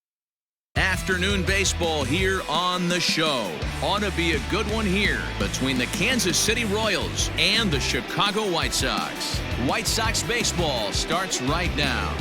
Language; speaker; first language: English; native; English